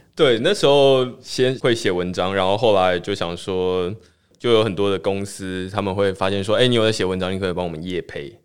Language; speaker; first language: Chinese; native; Chinese